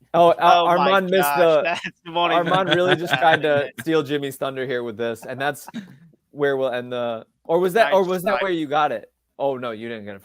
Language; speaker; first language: English; native; English